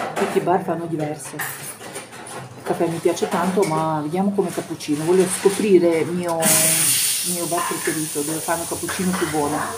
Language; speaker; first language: Italian; non-native, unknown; Ukrainian